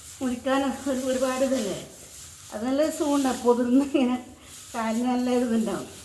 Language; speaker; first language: Malayalam; native; Malayalam